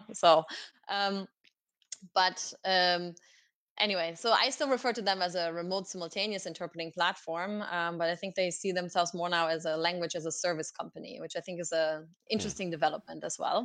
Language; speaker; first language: English; non-native, fluent; German